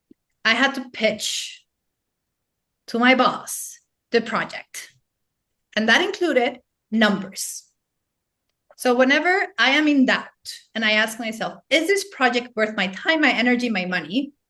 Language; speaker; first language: English; non-native, fluent; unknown